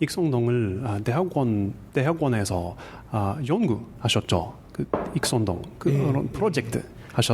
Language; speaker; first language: Korean; non-native, learner; English